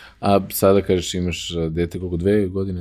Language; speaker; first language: Serbian; native; Serbian